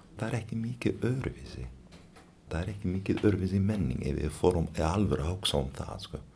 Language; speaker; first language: Icelandic; non-native, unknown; Arabic